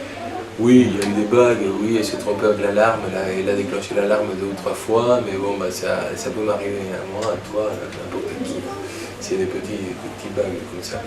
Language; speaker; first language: French; native; French